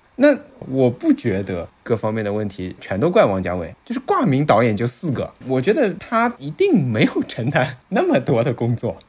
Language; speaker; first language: Chinese; native; Chinese